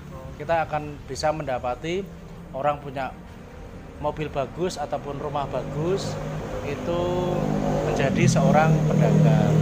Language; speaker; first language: Indonesian; native; Indonesian